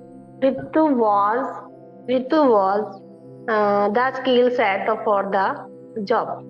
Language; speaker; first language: English; non-native, learner; Hindi